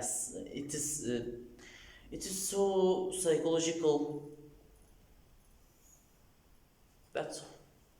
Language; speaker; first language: English; non-native, learner; Turkish